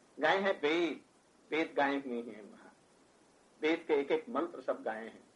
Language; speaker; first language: Hindi; native; Hindi